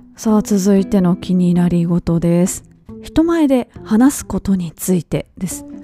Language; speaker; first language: Japanese; native; Japanese